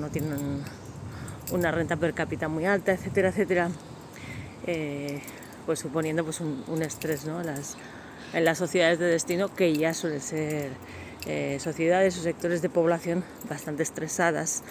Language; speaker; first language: Spanish; native; Spanish